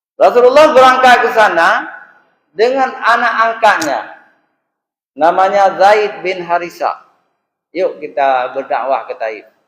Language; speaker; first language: Malay; non-native, local second language; Achinese